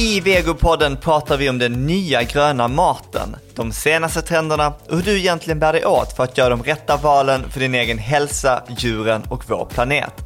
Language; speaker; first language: Swedish; native; Swedish